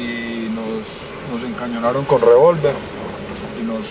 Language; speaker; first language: Spanish; native; Spanish